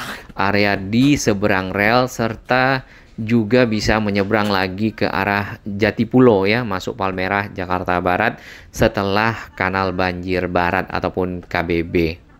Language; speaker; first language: Indonesian; native; Indonesian